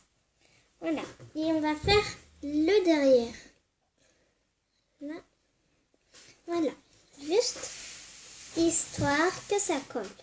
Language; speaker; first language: French; native; French